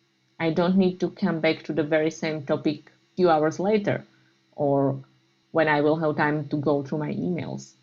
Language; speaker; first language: English; non-native, fluent; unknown